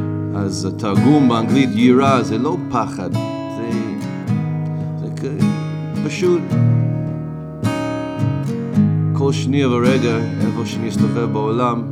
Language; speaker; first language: Hebrew; non-native, fluent; English